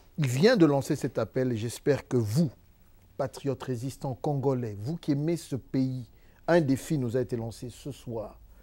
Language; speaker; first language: French; non-native, local second language; Lingala